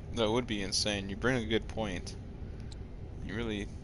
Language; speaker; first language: English; native; English